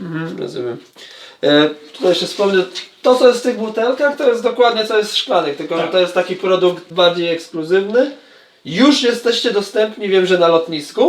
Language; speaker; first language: Polish; native; Polish